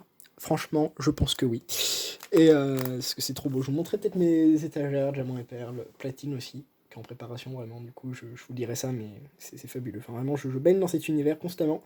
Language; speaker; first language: French; native; French